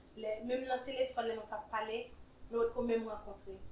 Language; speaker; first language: French; non-native, learner; English